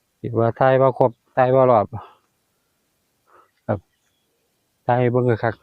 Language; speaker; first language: Thai; non-native, local second language; Lao